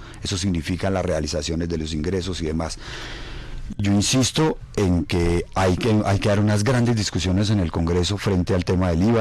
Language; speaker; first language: Spanish; native; Spanish